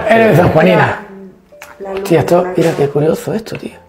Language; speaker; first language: Spanish; native; Spanish